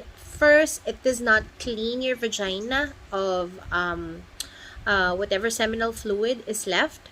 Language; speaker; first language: English; non-native, local second language; Filipino